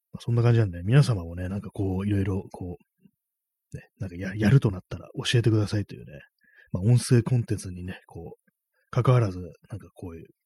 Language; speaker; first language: Japanese; native; Japanese